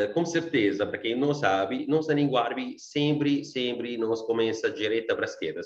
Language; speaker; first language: Portuguese; non-native, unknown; Arabic